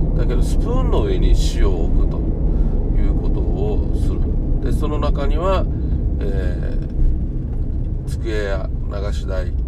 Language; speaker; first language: Japanese; native; Japanese